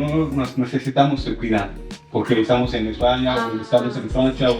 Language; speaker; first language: Spanish; non-native, learner; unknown